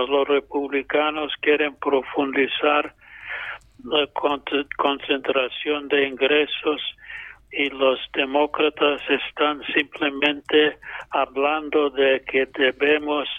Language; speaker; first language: Spanish; non-native, fluent; English